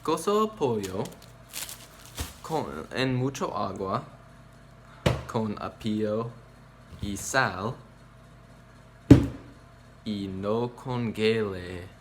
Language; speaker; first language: Spanish; non-native, learner; English